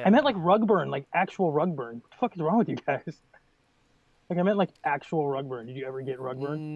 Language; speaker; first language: English; native; English